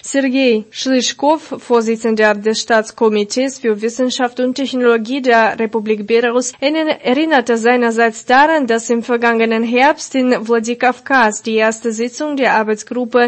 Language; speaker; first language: German; non-native, fluent; Russian